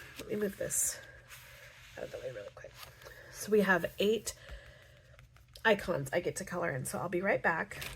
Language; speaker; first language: English; native; English